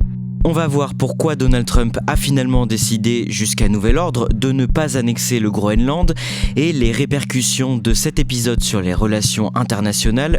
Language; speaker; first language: French; native; French